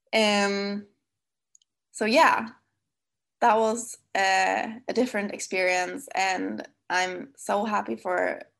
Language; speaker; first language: English; non-native, fluent; Swedish